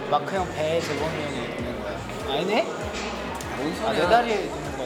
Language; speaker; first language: Korean; non-native, fluent; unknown